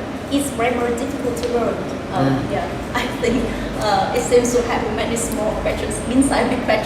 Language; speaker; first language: English; non-native, fluent; Vietnamese